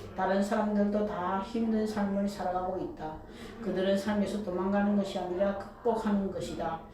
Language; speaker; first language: Korean; early bilingual, heritage; Korean